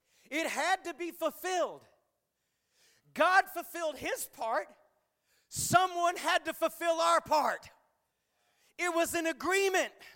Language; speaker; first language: English; native; English